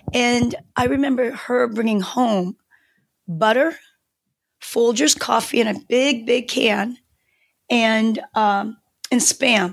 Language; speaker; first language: English; non-native, fluent; Korean